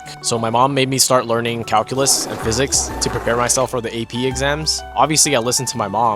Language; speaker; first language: English; native; English